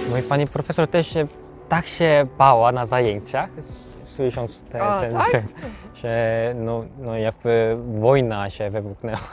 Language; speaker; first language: Polish; non-native, learner; Korean